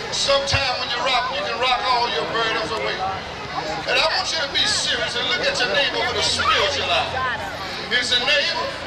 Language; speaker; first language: English; native; English